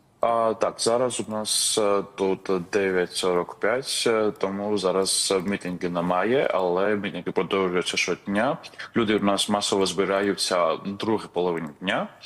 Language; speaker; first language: Ukrainian; non-native, fluent; Georgian